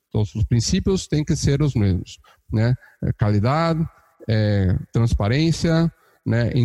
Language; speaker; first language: Portuguese; native; Portuguese